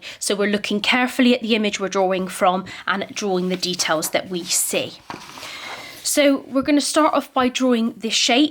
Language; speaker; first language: English; native; English